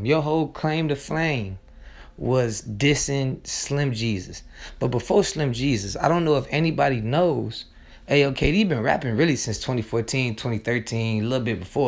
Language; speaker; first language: English; native; English